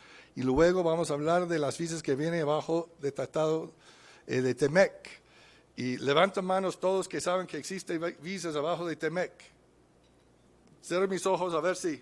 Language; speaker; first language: Spanish; non-native, fluent; English